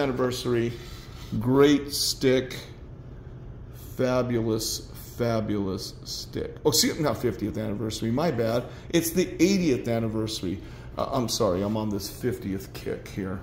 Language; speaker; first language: English; native; English